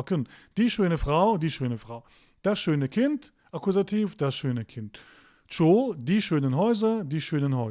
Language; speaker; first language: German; non-native, fluent; Turkish